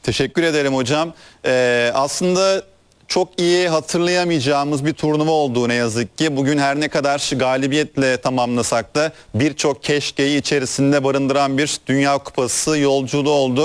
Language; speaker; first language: Turkish; native; Turkish